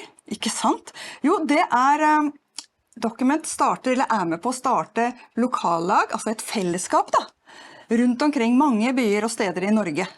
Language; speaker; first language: Norwegian; native; Norwegian